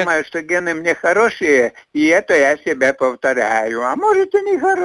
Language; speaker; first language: Russian; non-native, fluent; Latvian